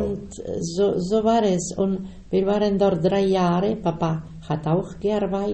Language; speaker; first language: German; non-native, learner; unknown